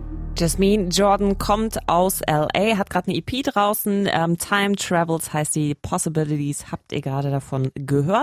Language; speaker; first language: German; native; German